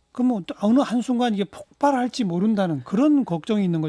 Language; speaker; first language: Korean; native; Korean